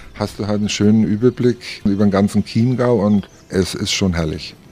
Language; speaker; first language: German; native; German